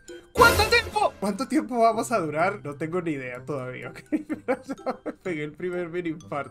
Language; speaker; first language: Spanish; native; Spanish